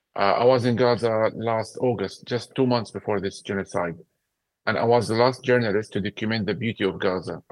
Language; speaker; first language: English; non-native, fluent; Arabic